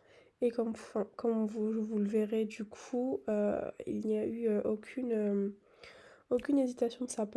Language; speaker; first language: French; native; French